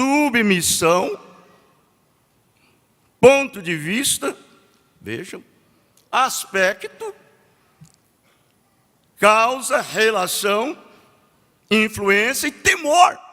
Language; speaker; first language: Portuguese; native; Portuguese